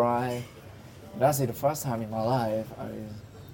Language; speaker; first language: English; non-native, learner; Vietnamese